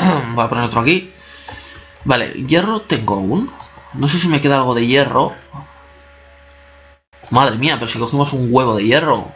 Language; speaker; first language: Spanish; native; Spanish